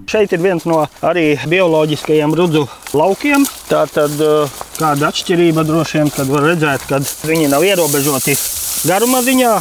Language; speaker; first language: Latvian; native; Latvian